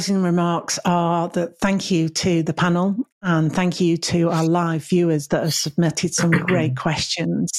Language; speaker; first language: English; native; English